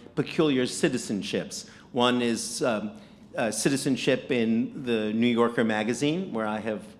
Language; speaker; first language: English; native; English